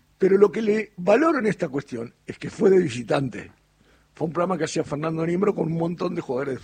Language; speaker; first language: Spanish; native; Spanish